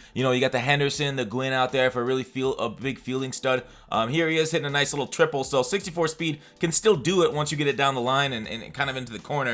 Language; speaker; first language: English; native; English